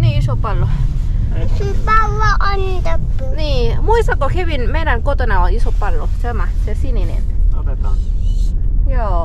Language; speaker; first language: Finnish; non-native, learner; Thai